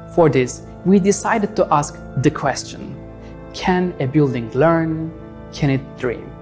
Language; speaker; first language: English; non-native, fluent; Turkish